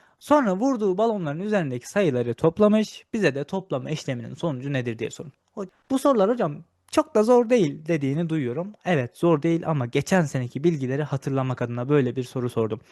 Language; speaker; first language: Turkish; native; Turkish